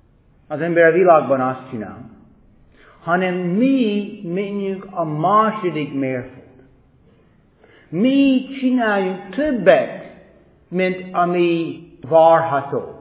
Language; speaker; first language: Hungarian; non-native, fluent; English